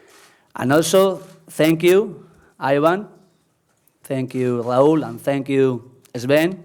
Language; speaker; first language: English; non-native, learner; Spanish